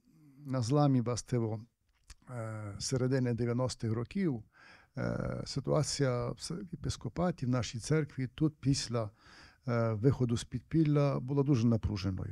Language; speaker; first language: Ukrainian; native; Ukrainian